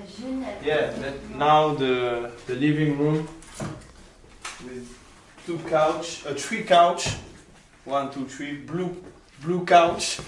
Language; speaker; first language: English; non-native, learner; French